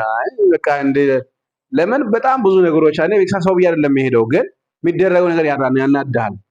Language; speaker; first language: Amharic; non-native, local second language; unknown